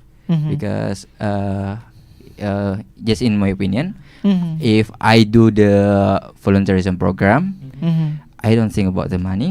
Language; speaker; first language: English; non-native, learner; Indonesian